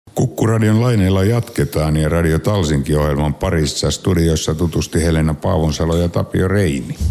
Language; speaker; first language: Finnish; native; Finnish